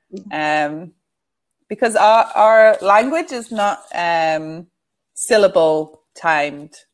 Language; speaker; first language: English; native; English